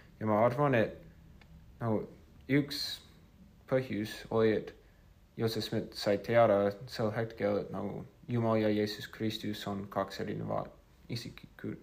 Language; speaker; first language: Estonian; non-native, fluent; English